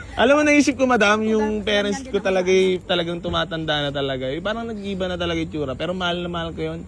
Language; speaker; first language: Filipino; native; Filipino